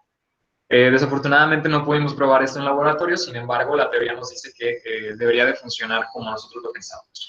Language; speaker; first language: Spanish; native; Spanish